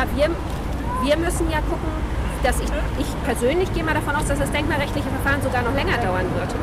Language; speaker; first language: German; native; German